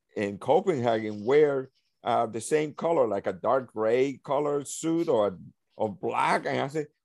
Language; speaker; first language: English; early bilingual, other home language; Spanish